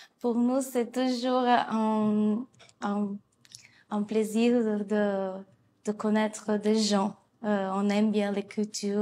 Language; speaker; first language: French; non-native, fluent; Portuguese